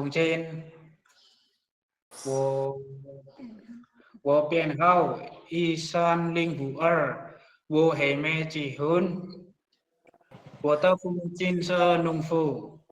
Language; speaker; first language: Chinese; non-native, learner; Indonesian